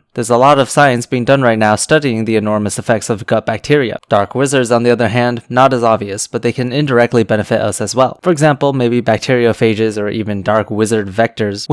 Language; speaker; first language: English; native; English